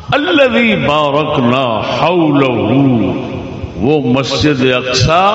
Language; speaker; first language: Urdu; non-native, local second language; Punjabi